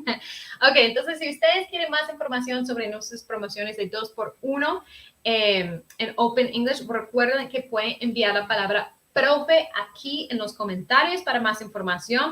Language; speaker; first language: Spanish; early bilingual, heritage; Spanish